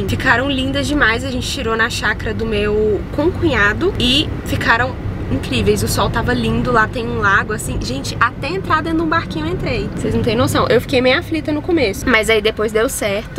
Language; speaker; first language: Portuguese; native; Portuguese